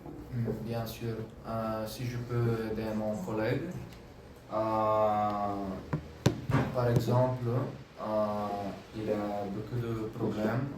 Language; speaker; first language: French; non-native, learner; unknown